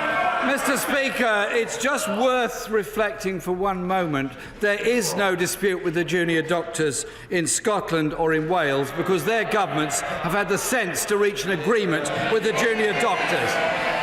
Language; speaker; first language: English; native; English